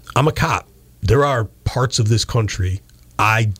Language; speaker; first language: English; native; English